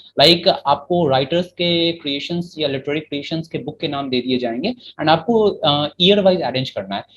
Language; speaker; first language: Hindi; native; Hindi